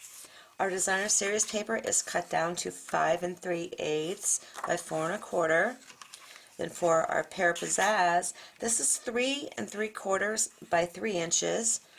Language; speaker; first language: English; native; English